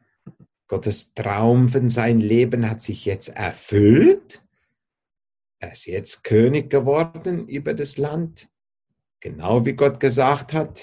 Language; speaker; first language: German; non-native, fluent; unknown